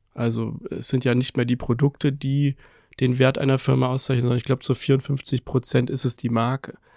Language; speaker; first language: German; early bilingual, other home language; Persian